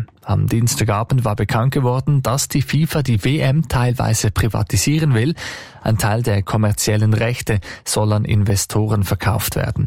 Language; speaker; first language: German; native; German